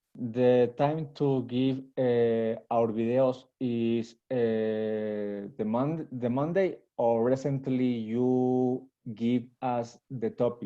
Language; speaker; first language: English; non-native, learner; Spanish